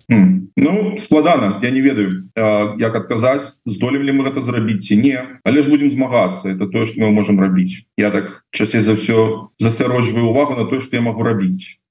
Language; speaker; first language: Belarusian; non-native, local second language; Russian